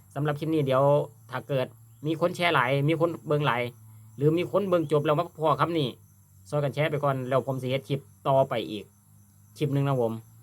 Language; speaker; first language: Thai; native; Thai